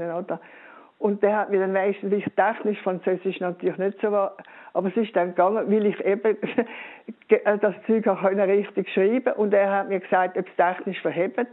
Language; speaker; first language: German; native; German